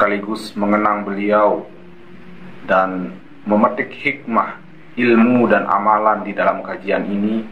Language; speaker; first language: Indonesian; native; Indonesian